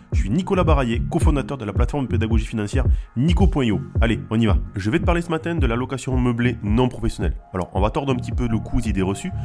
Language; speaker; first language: French; native; French